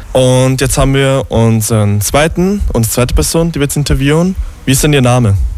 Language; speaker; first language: German; native; German